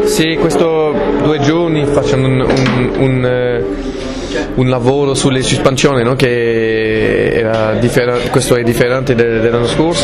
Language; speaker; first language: Italian; non-native, fluent; French